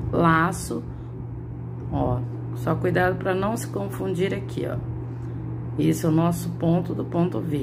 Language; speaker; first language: Portuguese; native; Portuguese